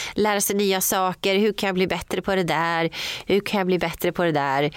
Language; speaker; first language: Swedish; native; Swedish